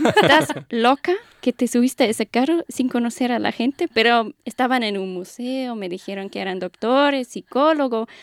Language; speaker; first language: Spanish; non-native, fluent; German